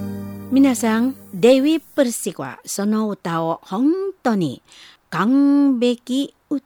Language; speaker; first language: Japanese; non-native, learner; Indonesian